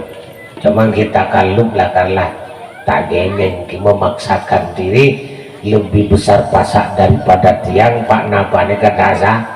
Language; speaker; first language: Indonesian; non-native, local second language; Madurese